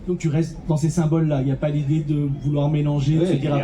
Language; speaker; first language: French; native; French